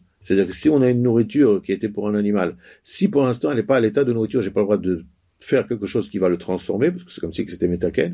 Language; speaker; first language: French; native; French